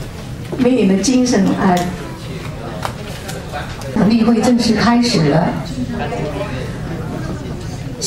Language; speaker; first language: Chinese; native; Chinese